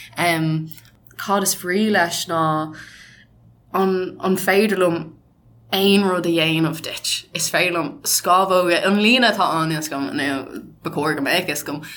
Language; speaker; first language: Irish; non-native, local second language; English